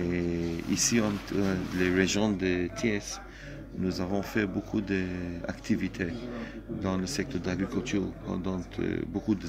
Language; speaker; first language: French; non-native, learner; Hebrew